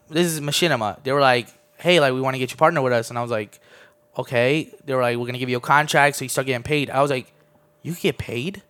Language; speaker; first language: English; early bilingual, other home language; Armenian